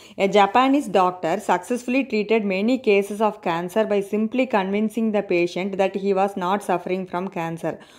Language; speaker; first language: English; non-native, local second language; Tamil